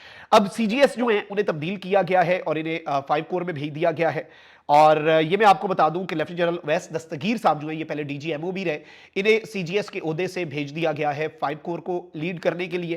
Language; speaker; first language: Urdu; native; Urdu